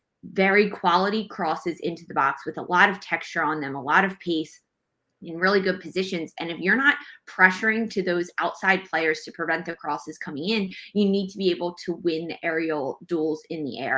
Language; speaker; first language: English; native; English